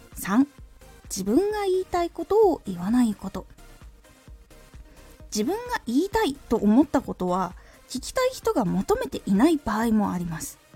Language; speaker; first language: Japanese; native; Japanese